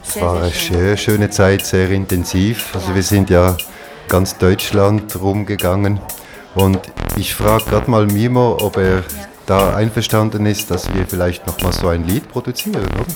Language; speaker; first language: German; native; German